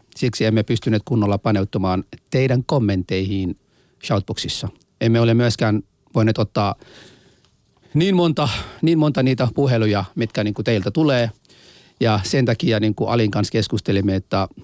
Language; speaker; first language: Finnish; non-native, fluent; Somali